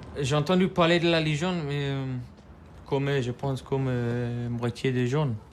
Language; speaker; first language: French; non-native, fluent; English